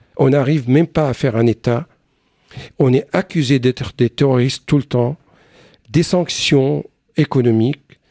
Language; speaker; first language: French; non-native, fluent; Arabic